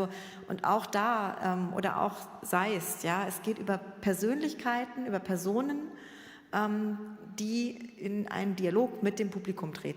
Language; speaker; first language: German; native; German